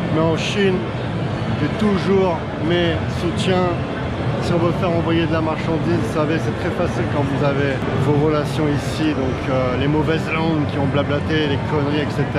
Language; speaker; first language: French; native; French